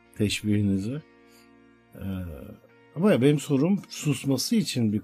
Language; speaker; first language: Turkish; native; Turkish